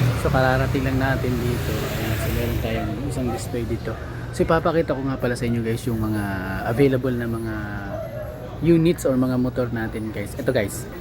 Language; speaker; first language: Filipino; non-native, local second language; Cebuano